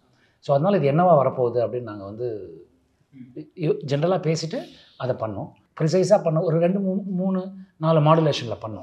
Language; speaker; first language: Tamil; native; Tamil